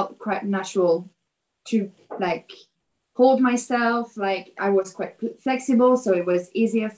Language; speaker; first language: English; non-native, fluent; French